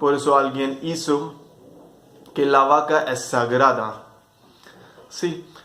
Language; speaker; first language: Spanish; non-native, fluent; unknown